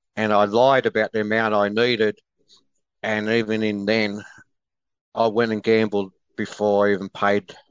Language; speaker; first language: English; native; English